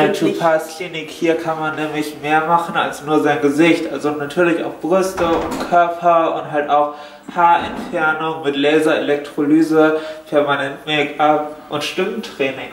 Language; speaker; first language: German; native; German